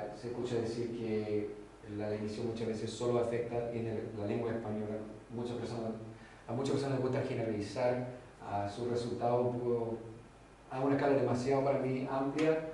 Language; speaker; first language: Spanish; non-native, fluent; English